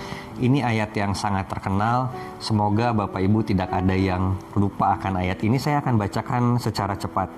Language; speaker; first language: Indonesian; native; Indonesian